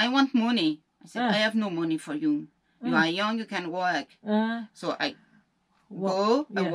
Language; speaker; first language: English; non-native, learner; French